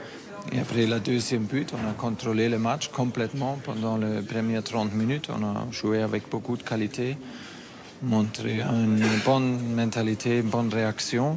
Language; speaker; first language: French; non-native, fluent; German